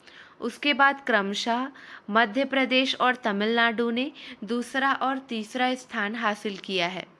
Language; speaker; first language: Hindi; native; Hindi